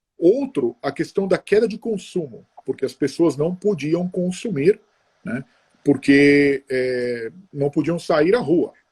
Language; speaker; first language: Portuguese; non-native, fluent; Italian